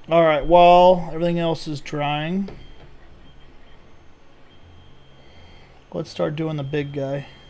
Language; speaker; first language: English; native; English